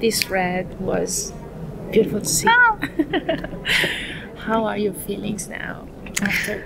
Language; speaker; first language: English; non-native, learner; Italian